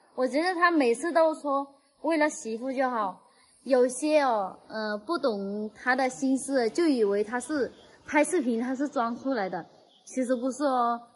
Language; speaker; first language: Chinese; non-native, fluent; Vietnamese